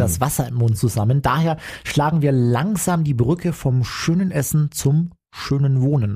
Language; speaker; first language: German; native; German